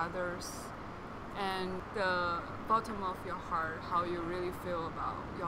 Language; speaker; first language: English; non-native, fluent; Chinese